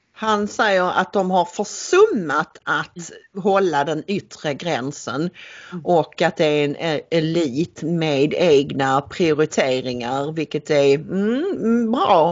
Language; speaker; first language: Swedish; native; Swedish